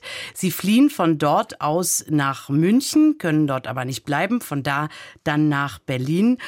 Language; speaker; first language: German; native; German